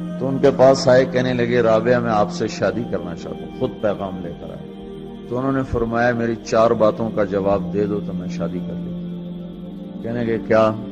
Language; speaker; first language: Urdu; non-native, local second language; Punjabi